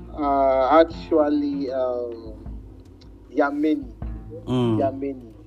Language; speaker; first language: English; non-native, local second language; Igbo